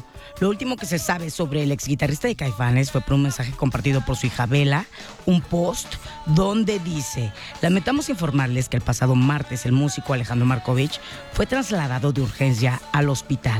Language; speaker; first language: Spanish; native; Spanish